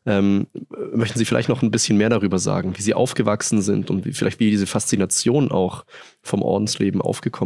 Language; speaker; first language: German; native; German